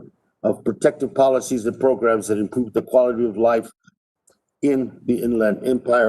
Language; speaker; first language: English; native; English